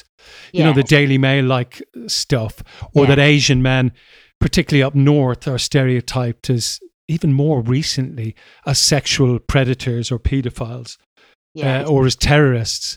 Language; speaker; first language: English; native; English